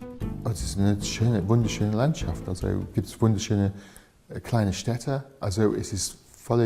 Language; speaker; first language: German; non-native, fluent; English